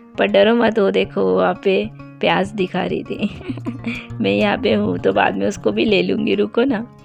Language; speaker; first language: Hindi; non-native, local second language; Bangla